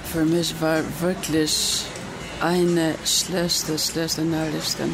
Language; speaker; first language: German; non-native, learner; Albanian